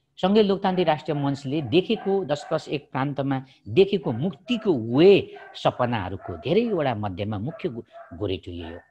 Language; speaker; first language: Nepali; non-native, local second language; Limbu